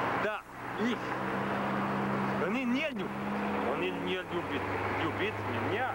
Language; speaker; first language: Russian; non-native, learner; English